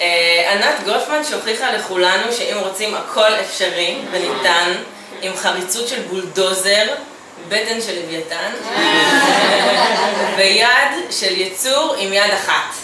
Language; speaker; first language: Hebrew; native; Hebrew